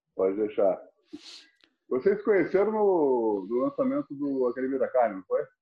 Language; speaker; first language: Portuguese; non-native, fluent; English